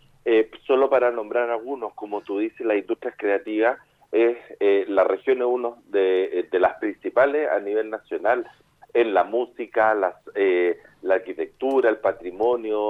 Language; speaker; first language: Spanish; native; Spanish